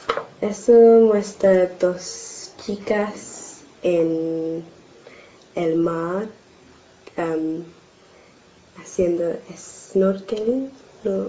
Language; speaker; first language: Spanish; non-native, learner; English